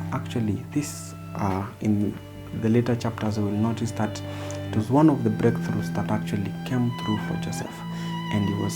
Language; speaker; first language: English; non-native, local second language; Swahili